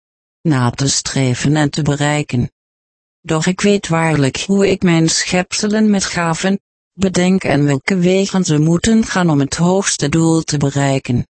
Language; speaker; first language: Dutch; native; Dutch